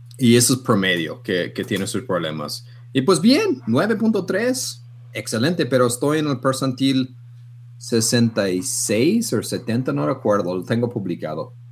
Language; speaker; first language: Spanish; non-native, fluent; English